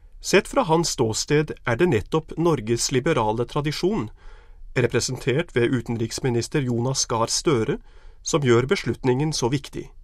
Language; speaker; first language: Norwegian; native; Norwegian